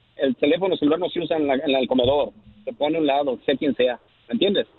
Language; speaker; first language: Spanish; native; Spanish